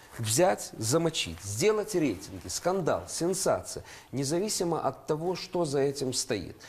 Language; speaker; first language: Russian; non-native, local second language; Ukrainian